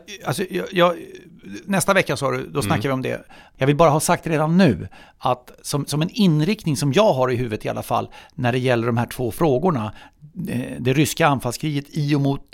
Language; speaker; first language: Swedish; native; Swedish